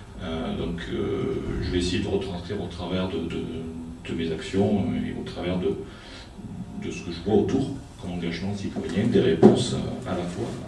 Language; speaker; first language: French; native; French